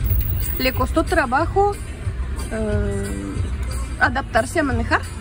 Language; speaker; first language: Spanish; non-native, fluent; Russian